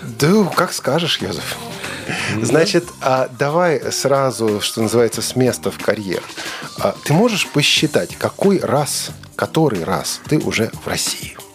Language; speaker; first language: Russian; native; Russian